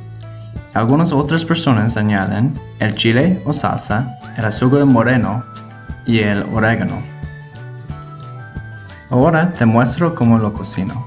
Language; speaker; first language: Spanish; non-native, learner; English